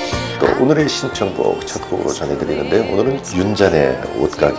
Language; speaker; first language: Korean; native; Korean